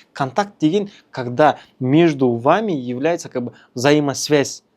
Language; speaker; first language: Russian; non-native, local second language; Kazakh